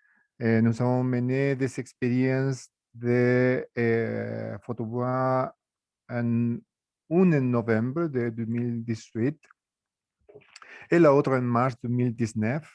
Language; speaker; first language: French; non-native, fluent; Spanish